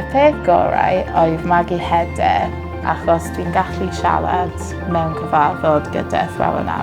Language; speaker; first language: Welsh; non-native, learner; English